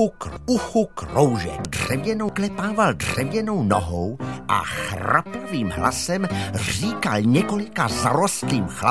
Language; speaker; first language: Czech; native; Czech